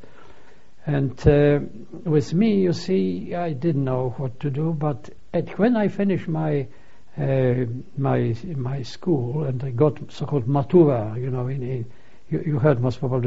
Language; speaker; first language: English; non-native, fluent; Polish